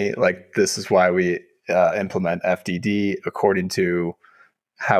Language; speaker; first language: English; native; English